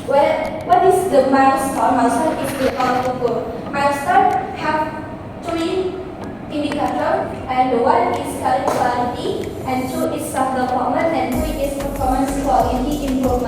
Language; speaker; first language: English; non-native, learner; Indonesian